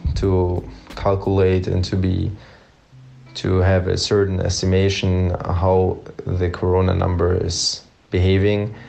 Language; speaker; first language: English; non-native, fluent; German